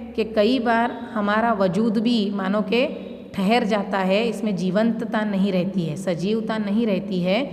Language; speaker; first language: Urdu; non-native, local second language; Gujarati